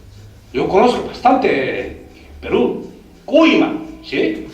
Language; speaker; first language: Spanish; non-native, learner; Korean